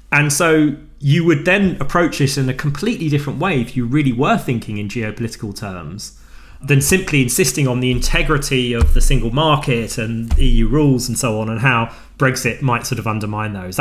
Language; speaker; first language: English; native; English